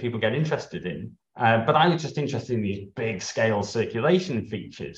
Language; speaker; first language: English; native; English